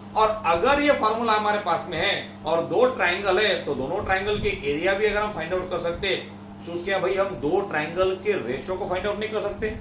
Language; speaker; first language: Hindi; non-native, local second language; Marathi